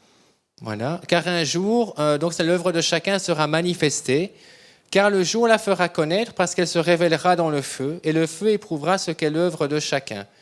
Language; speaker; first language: French; native; French